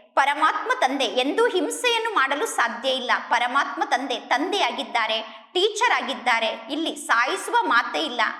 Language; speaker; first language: Kannada; native; Kannada